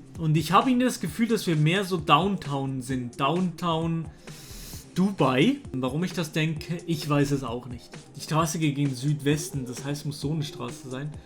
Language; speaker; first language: German; native; German